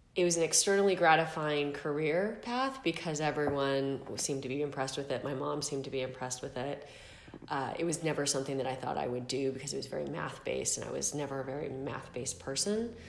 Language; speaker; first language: English; native; English